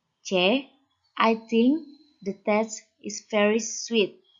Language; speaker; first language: English; non-native, fluent; Indonesian